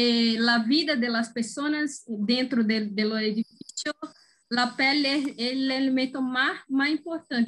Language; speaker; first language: Spanish; non-native, learner; Portuguese